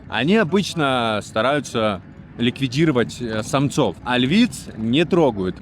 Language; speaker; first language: Russian; native; Russian